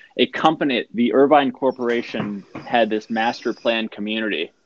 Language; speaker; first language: English; native; English